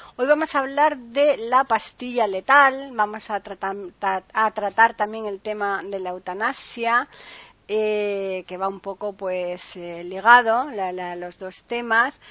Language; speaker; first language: Spanish; native; Spanish